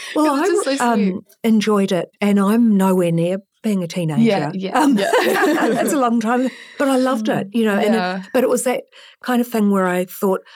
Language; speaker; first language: English; native; English